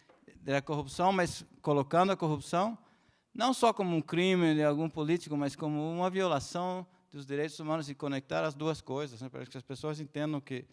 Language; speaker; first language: Portuguese; non-native, fluent; Spanish